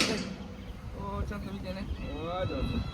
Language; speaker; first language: Japanese; native; Japanese